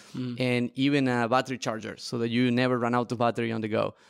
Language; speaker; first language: English; non-native, fluent; Spanish